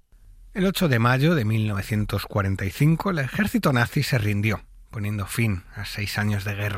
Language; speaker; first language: Spanish; native; Spanish